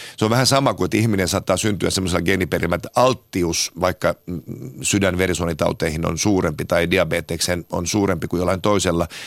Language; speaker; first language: Finnish; native; Finnish